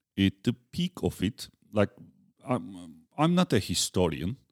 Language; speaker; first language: English; non-native, fluent; Turkish